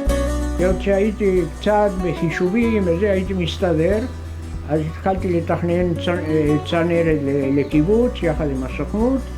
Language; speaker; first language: Hebrew; non-native, fluent; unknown